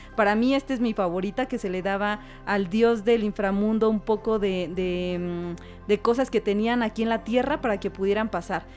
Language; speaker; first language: Spanish; native; Spanish